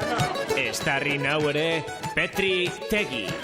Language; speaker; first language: Basque; native; Basque